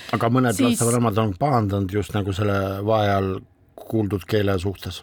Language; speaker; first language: Estonian; non-native, local second language; Russian